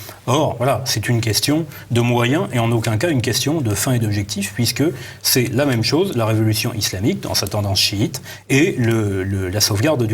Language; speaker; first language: French; native; French